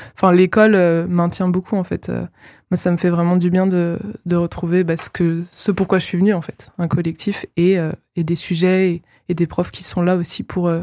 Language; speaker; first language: French; native; French